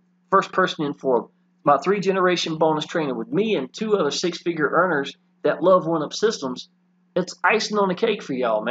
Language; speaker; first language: English; native; English